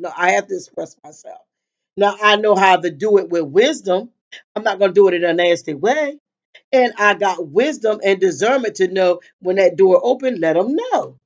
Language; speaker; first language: English; native; English